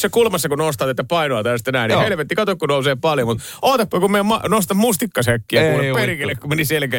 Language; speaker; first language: Finnish; native; Finnish